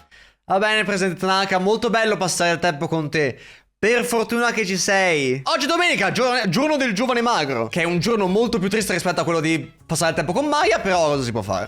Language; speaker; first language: Italian; native; Italian